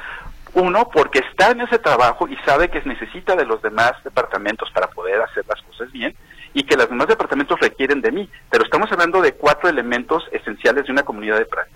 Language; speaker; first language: Spanish; native; Spanish